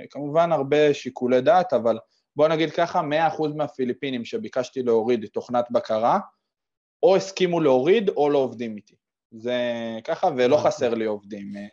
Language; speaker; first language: Hebrew; native; Hebrew